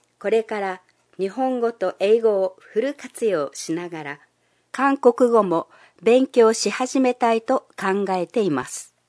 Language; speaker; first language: Japanese; non-native, fluent; Chinese